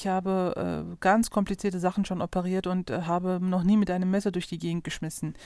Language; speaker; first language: German; early bilingual, other home language; Turkish